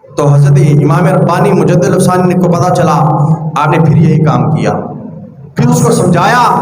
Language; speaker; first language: Urdu; non-native, local second language; Punjabi